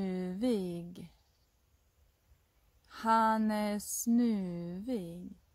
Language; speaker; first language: Swedish; non-native, fluent; Russian